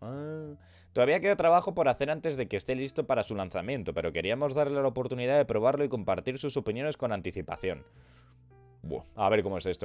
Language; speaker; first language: Spanish; native; Spanish